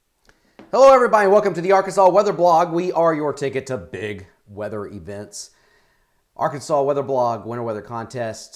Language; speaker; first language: English; native; English